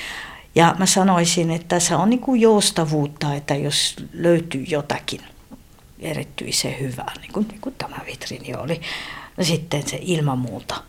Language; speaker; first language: Finnish; non-native, fluent; French